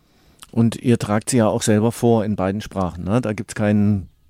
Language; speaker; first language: German; native; German